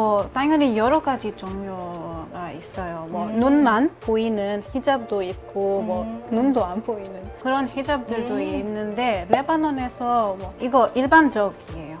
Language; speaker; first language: Korean; non-native, learner; Arabic